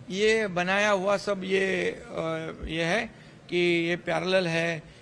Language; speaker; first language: Hindi; non-native, local second language; Marathi